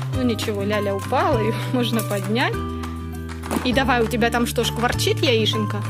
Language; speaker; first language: Russian; native; Russian